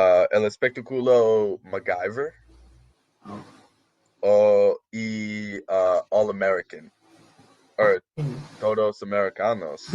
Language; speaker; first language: Spanish; non-native, learner; English